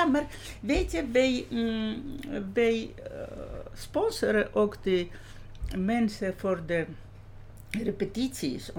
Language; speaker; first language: Dutch; non-native, fluent; Georgian